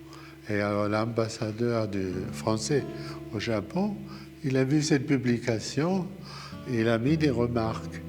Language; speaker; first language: French; non-native, fluent; German